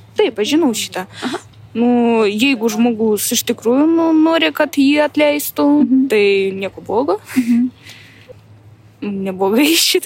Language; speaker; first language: Lithuanian; non-native, local second language; Russian